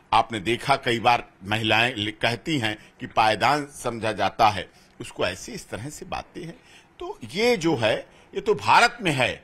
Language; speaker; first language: Hindi; native; Hindi